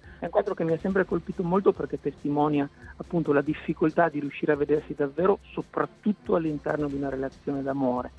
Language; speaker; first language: Italian; native; Italian